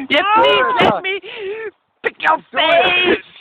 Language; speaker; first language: English; non-native, learner; German